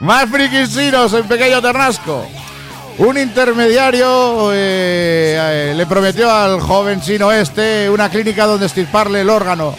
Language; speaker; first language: Spanish; native; Spanish